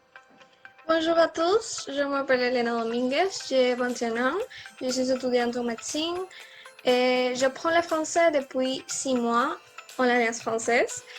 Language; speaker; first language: French; non-native, learner; Spanish